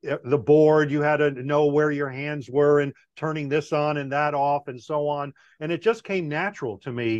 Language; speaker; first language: English; native; English